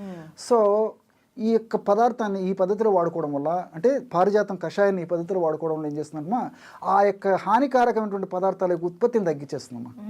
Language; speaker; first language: Telugu; native; Telugu